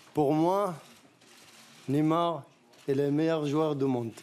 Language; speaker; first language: French; non-native, learner; Arabic